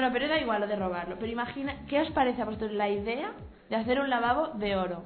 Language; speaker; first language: Spanish; native; Spanish